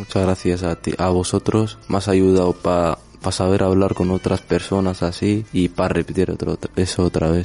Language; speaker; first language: Spanish; non-native, learner; Arabic